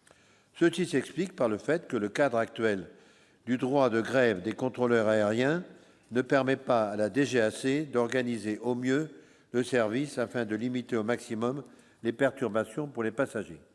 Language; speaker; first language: French; native; French